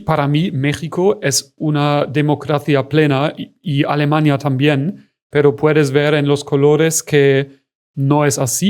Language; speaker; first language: Spanish; non-native, fluent; German